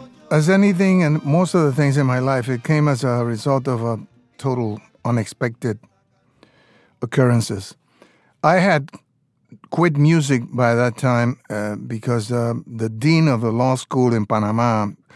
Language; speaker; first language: English; non-native, fluent; Spanish